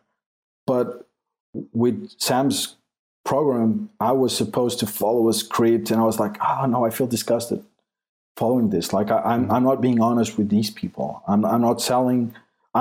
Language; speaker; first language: English; non-native, fluent; Portuguese